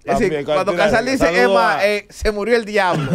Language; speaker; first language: Spanish; native; Spanish